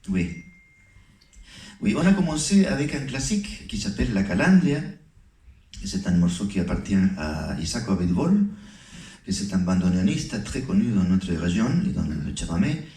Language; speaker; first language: French; non-native, fluent; Spanish